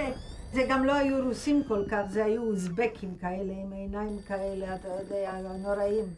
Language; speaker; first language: Hebrew; non-native, fluent; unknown